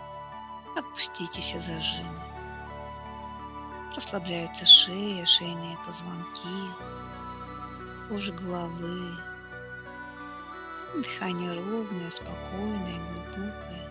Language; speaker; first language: Russian; native; Russian